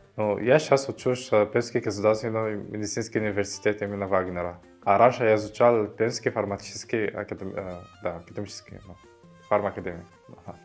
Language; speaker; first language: Russian; non-native, fluent; Arabic